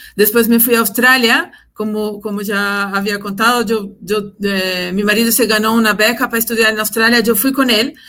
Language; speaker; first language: Spanish; non-native, fluent; Portuguese